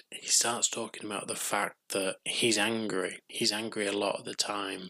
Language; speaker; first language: English; native; English